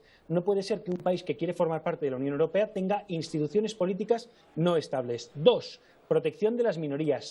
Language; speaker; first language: Spanish; native; Spanish